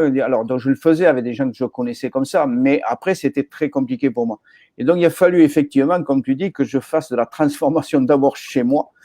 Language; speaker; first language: French; native; French